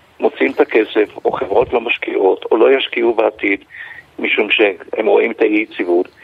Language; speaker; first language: Hebrew; native; Hebrew